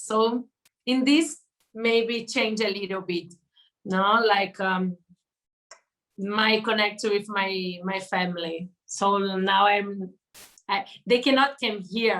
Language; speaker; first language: English; non-native, learner; Portuguese